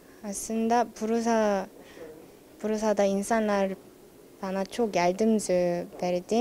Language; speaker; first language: Turkish; non-native, learner; Korean